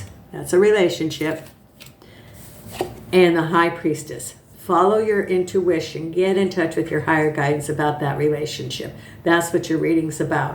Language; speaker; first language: English; native; English